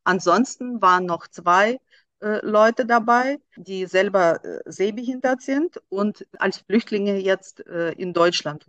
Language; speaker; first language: German; non-native, fluent; Russian